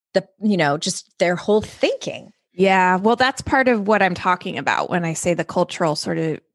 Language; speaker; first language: English; native; English